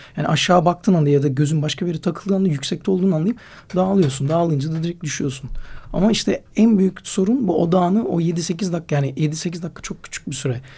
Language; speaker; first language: Turkish; native; Turkish